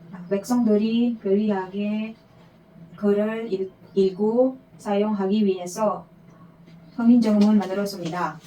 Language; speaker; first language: Korean; non-native, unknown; Filipino